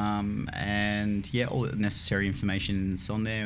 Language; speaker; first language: English; native; English